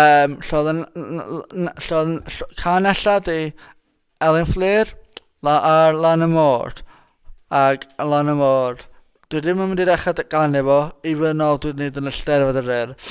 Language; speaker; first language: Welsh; non-native, local second language; English